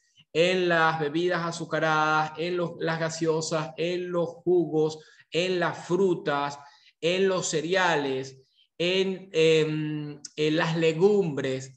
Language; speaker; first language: Spanish; native; Spanish